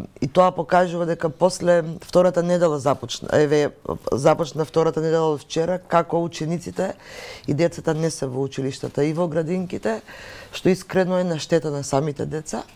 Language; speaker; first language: Macedonian; native; Macedonian